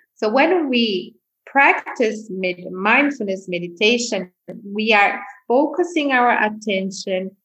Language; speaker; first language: English; non-native, fluent; Portuguese